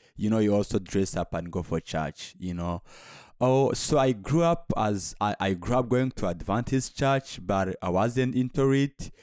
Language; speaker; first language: English; non-native, local second language; Kinyarwanda